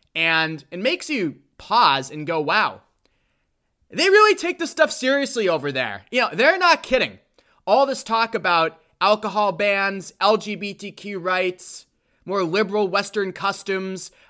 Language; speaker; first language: English; native; English